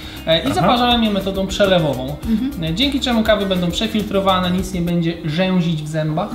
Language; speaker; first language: Polish; native; Polish